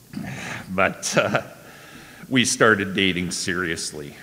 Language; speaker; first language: English; native; English